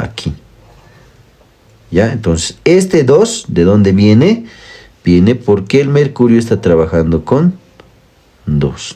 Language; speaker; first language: Spanish; native; Spanish